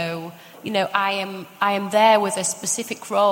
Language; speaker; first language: English; native; English